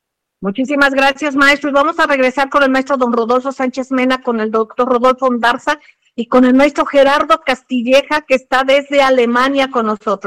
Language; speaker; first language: Spanish; native; Spanish